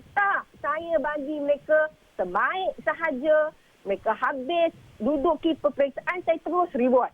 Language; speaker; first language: Malay; native; Malay